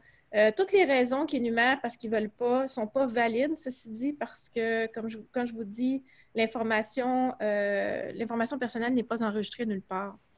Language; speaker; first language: French; native; French